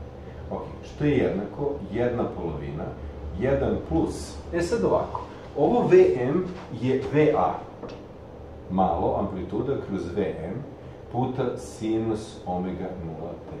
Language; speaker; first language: Serbian; native; Serbian